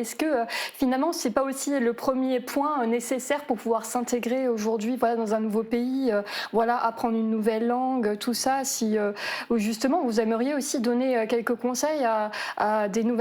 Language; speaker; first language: French; native; French